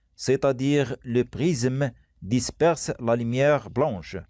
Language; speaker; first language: French; non-native, local second language; Arabic